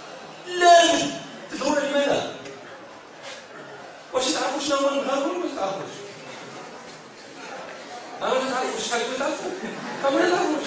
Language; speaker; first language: Arabic; native; Arabic